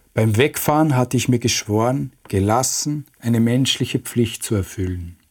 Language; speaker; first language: German; native; German